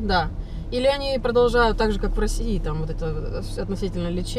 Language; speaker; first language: Russian; native; Russian